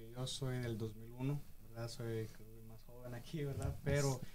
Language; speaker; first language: Spanish; early bilingual, heritage; Spanish